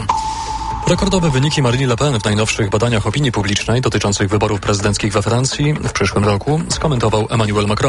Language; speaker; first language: Polish; native; Polish